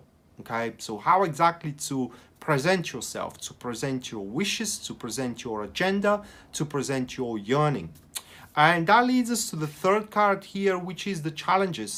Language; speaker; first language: English; non-native, fluent; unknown